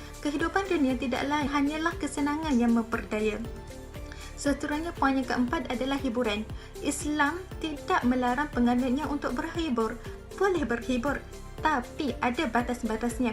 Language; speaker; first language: Malay; native; Malay